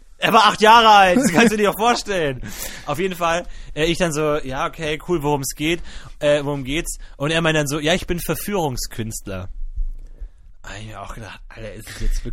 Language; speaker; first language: German; native; German